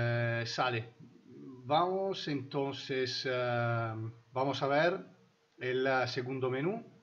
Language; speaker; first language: Spanish; non-native, fluent; Italian